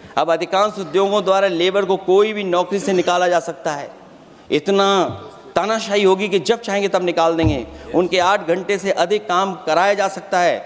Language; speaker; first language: Hindi; native; Hindi